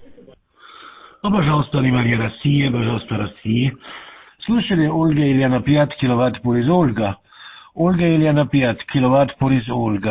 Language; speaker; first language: Russian; non-native, learner; German